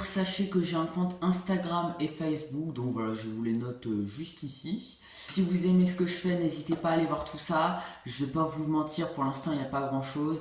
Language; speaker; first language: French; native; French